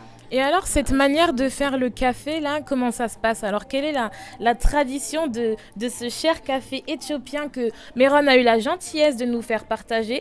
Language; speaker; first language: French; native; French